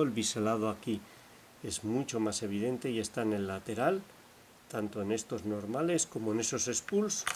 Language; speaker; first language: Spanish; native; Spanish